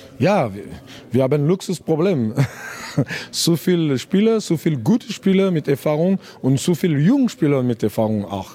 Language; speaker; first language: German; non-native, learner; French